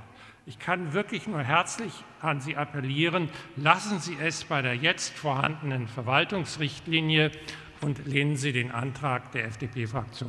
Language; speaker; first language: German; native; German